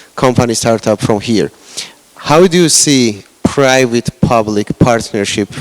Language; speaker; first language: English; non-native, fluent; Georgian